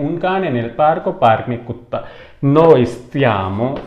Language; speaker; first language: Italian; non-native, fluent; Urdu